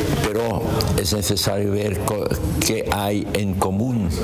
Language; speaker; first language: Spanish; non-native, learner; German